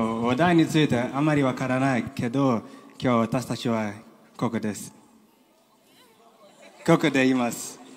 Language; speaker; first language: Japanese; non-native, learner; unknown